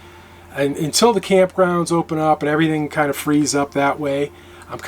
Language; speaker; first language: English; native; English